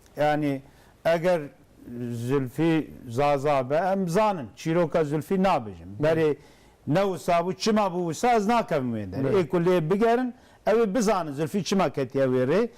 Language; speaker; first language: Kurdish; non-native, local second language; Zaza